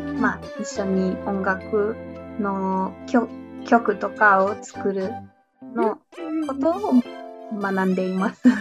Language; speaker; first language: Japanese; non-native, fluent; English